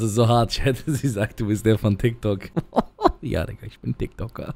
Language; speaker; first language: German; native; German